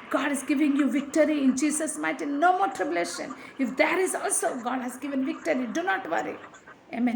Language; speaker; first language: English; non-native, local second language; Telugu